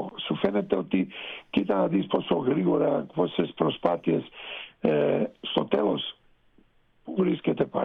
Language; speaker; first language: Greek; non-native, fluent; Serbian